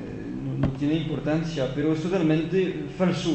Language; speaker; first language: Spanish; non-native, fluent; French